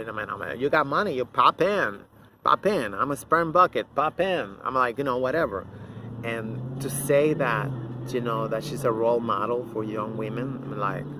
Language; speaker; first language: English; non-native, fluent; Spanish